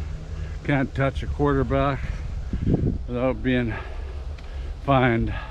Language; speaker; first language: English; native; English